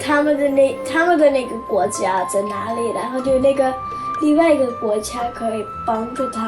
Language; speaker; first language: Chinese; early bilingual, heritage; Chinese